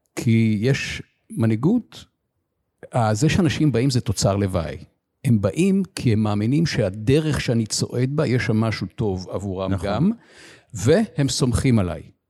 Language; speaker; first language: Hebrew; native; Hebrew